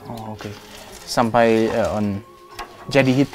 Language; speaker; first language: Indonesian; non-native, learner; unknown